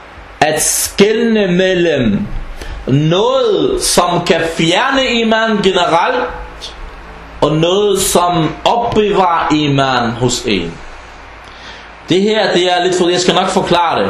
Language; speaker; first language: Danish; early bilingual, other home language; Arabic